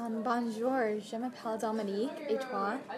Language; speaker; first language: French; non-native, learner; English